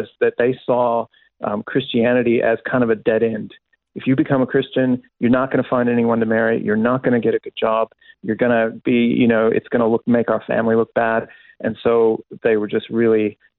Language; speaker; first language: English; native; English